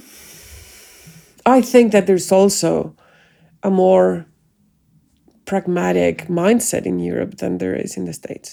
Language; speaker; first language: English; non-native, fluent; Spanish